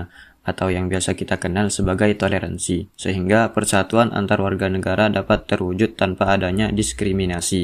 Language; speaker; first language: Indonesian; native; Indonesian